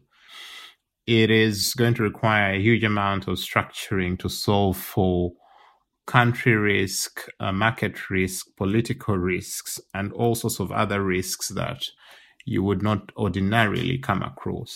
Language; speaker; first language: English; non-native, local second language; Ganda